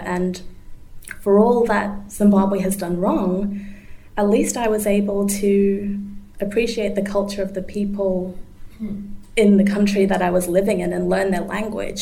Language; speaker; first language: English; native; English